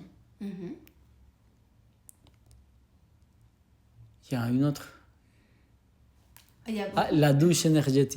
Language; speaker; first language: French; non-native, fluent; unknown